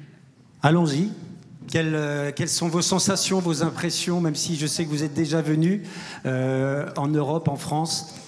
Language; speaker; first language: French; native; French